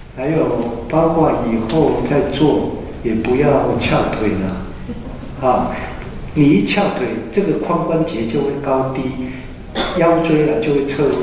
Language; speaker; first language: Chinese; native; Chinese